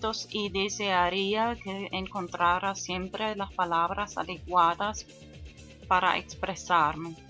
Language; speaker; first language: Spanish; non-native, fluent; German